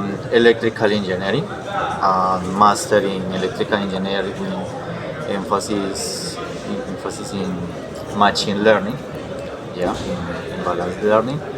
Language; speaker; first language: English; non-native, learner; Spanish